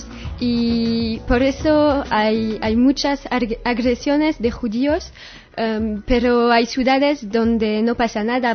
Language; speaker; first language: Spanish; non-native, learner; French